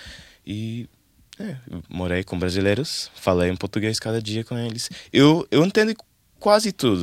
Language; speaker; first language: Portuguese; non-native, learner; English